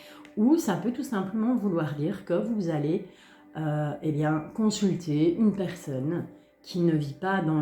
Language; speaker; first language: French; native; French